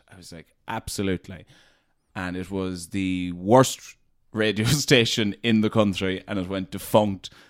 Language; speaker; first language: English; native; English